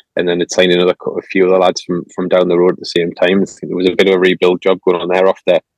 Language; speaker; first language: English; native; English